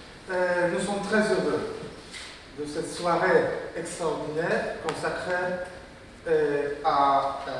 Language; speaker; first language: French; non-native, fluent; Polish